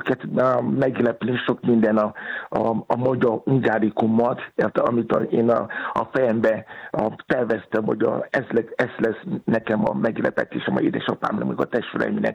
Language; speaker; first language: Hungarian; non-native, learner; Yoruba